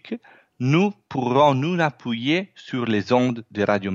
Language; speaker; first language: French; non-native, fluent; Italian